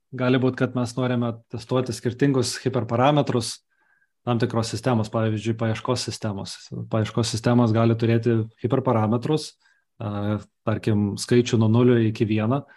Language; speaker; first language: Lithuanian; non-native, local second language; Russian